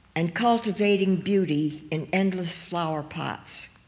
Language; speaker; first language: English; native; English